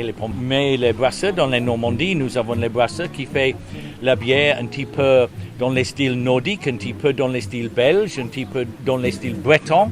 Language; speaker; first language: French; non-native, learner; English